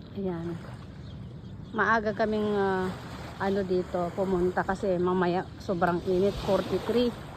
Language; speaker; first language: Filipino; non-native, local second language; Iloko